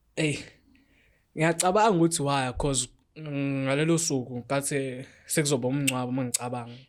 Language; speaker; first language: Zulu; native; Zulu